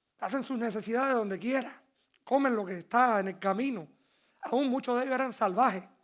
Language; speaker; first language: Spanish; early bilingual, heritage; Spanish